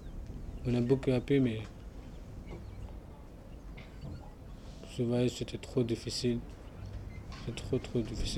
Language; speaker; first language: French; non-native, learner; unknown